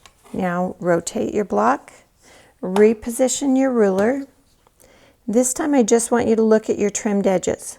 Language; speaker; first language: English; native; English